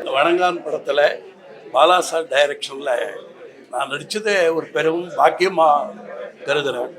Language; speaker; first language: Tamil; native; Tamil